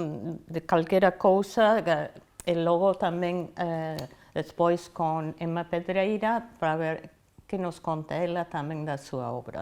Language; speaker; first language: Galician; non-native, fluent; English